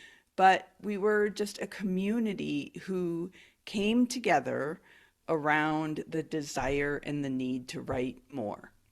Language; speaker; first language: English; native; English